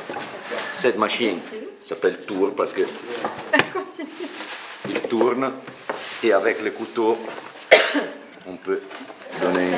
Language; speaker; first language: French; non-native, fluent; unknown